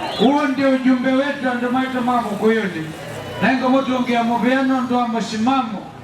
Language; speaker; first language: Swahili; non-native, local second language; Kamba